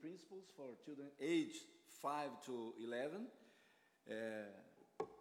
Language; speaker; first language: English; non-native, learner; Portuguese